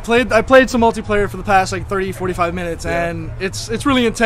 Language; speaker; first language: English; native; English